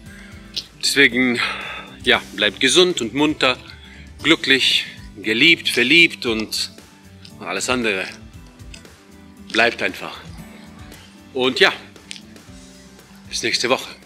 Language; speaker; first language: German; non-native, fluent; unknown